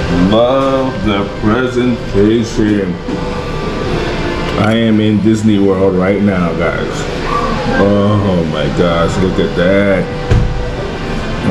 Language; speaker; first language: English; native; English